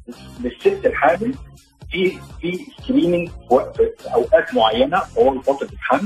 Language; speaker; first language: Arabic; native; Arabic